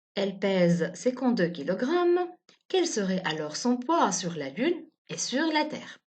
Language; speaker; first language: French; non-native, local second language; Arabic